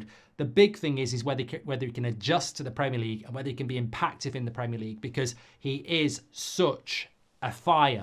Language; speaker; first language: English; native; English